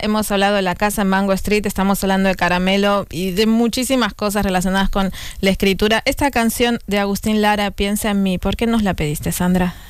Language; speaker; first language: Spanish; native; Spanish